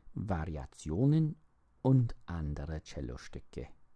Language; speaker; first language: German; non-native, fluent; English